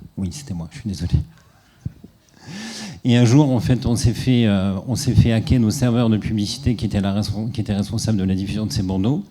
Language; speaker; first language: French; native; French